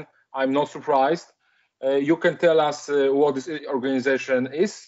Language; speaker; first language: English; non-native, learner; Polish